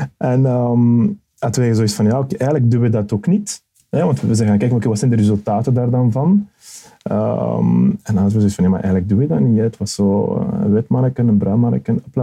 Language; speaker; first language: Dutch; early bilingual, other home language; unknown